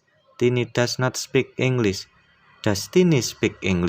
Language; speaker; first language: English; non-native, fluent; Indonesian